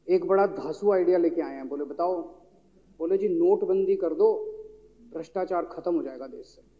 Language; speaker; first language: Hindi; native; Hindi